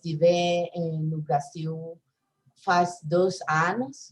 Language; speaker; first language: Portuguese; non-native, learner; Spanish